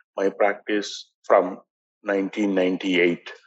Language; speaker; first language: English; non-native, local second language; Tamil